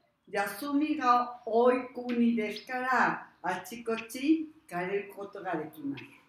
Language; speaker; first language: Japanese; non-native, learner; Spanish